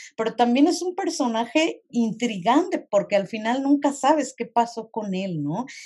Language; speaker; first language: Spanish; native; Spanish